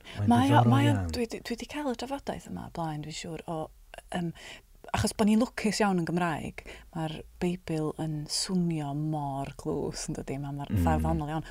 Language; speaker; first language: Welsh; non-native, fluent; English